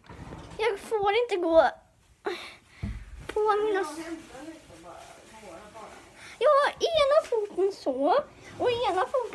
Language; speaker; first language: Swedish; non-native, learner; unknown